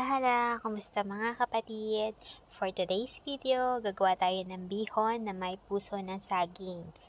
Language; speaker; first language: Filipino; native; Filipino